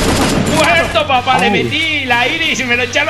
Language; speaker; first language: Spanish; native; Spanish